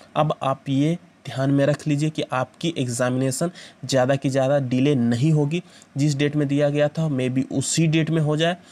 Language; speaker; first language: Hindi; native; Hindi